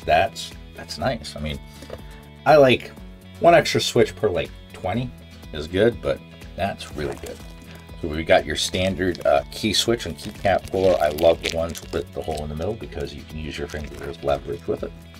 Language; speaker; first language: English; native; English